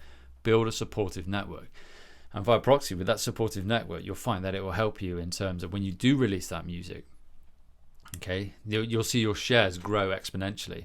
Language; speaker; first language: English; native; English